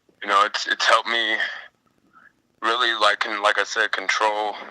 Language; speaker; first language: English; native; English